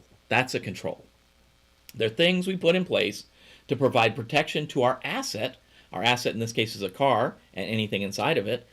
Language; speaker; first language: English; native; English